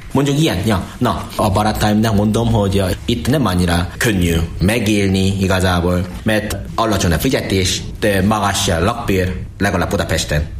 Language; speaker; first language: Hungarian; non-native, learner; Korean